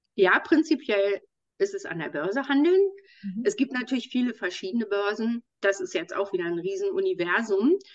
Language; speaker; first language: German; native; German